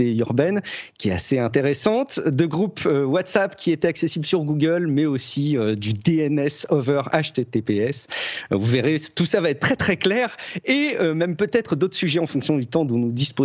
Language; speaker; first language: French; native; French